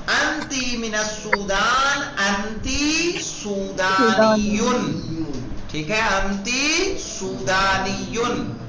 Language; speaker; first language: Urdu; native; Urdu